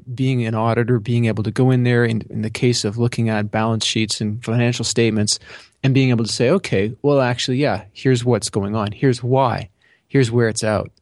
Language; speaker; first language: English; native; English